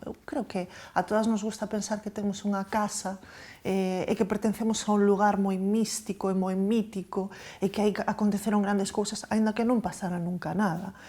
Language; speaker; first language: Galician; native; Galician